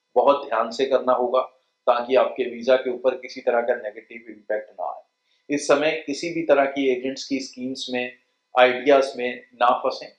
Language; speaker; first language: Hindi; non-native, local second language; Punjabi